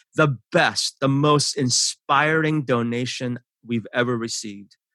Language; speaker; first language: English; early bilingual, other home language; Korean